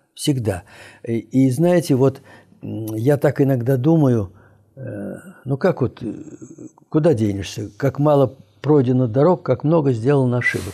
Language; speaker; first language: Russian; native; Russian